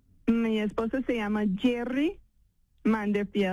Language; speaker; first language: Spanish; non-native, fluent; English